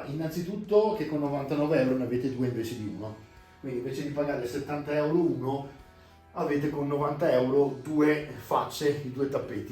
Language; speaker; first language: Italian; native; Italian